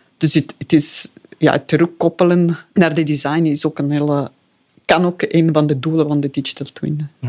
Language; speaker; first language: Dutch; non-native, fluent; Italian